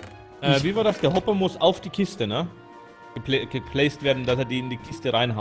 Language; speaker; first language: German; native; German